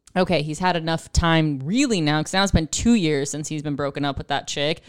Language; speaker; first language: English; native; English